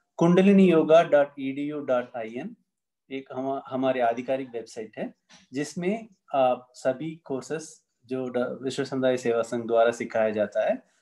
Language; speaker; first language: Hindi; non-native, local second language; Tamil